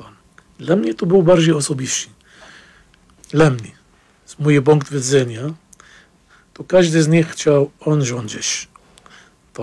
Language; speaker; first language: Polish; non-native, fluent; Arabic